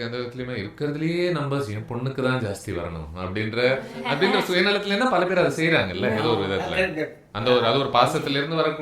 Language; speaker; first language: Tamil; native; Tamil